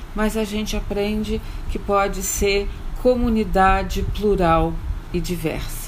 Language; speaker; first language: Portuguese; native; Portuguese